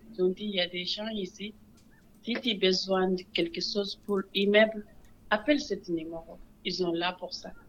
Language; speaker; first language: French; non-native, local second language; Wolof